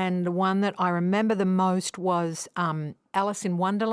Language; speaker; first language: English; non-native, fluent; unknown